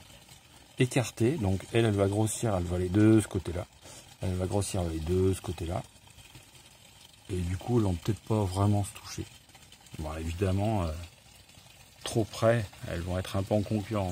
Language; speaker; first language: French; native; French